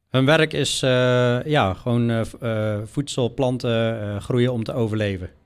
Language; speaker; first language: Dutch; non-native, fluent; English